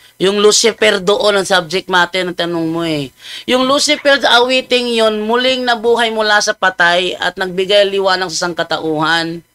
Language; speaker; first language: Filipino; non-native, local second language; Cebuano